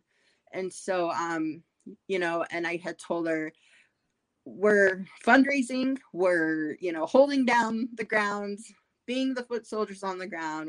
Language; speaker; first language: English; native; English